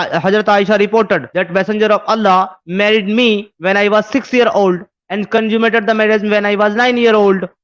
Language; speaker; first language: Hindi; native; Hindi